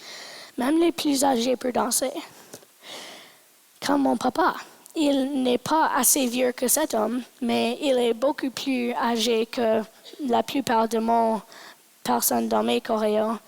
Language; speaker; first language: French; non-native, local second language; English